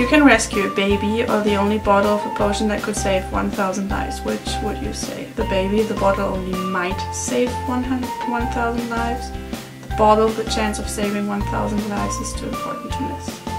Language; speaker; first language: English; non-native, fluent; German